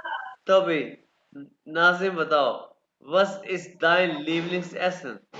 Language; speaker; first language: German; non-native, fluent; Urdu